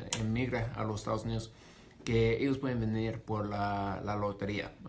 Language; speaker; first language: Spanish; non-native, fluent; English